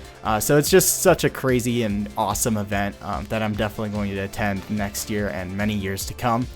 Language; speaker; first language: English; native; English